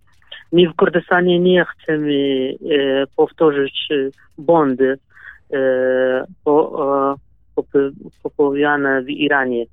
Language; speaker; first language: Polish; non-native, learner; Kurdish